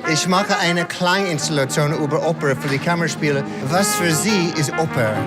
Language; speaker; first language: German; non-native, learner; Italian